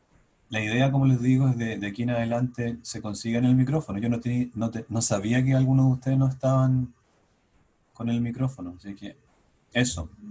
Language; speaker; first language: Spanish; native; Spanish